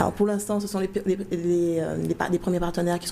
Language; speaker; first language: French; native; French